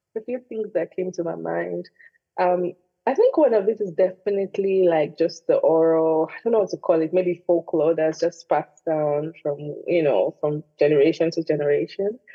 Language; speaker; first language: English; non-native, local second language; Igbo